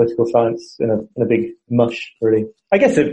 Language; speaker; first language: English; native; English